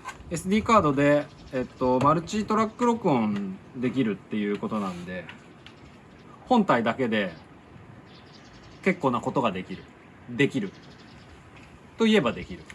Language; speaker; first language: Japanese; native; Japanese